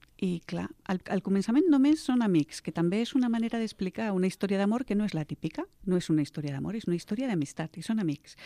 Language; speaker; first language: Catalan; non-native, local second language; Spanish